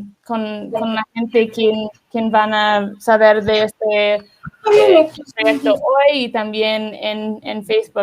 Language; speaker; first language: Spanish; non-native, learner; English